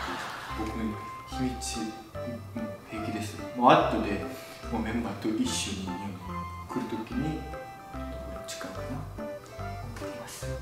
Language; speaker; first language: Japanese; non-native, learner; Korean